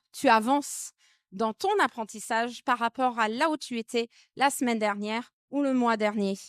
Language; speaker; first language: French; non-native, fluent; English